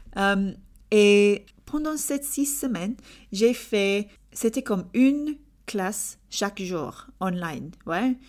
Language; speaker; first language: French; non-native, learner; English